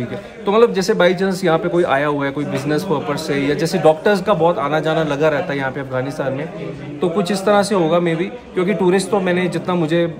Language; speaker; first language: Hindi; native; Hindi